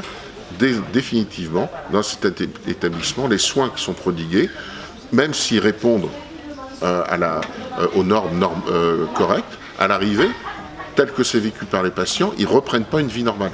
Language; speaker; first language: French; native; French